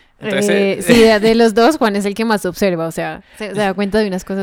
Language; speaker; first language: Spanish; native; Spanish